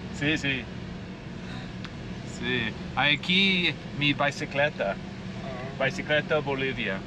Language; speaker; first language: Spanish; non-native, learner; English